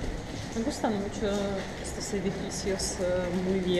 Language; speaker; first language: Spanish; non-native, fluent; Russian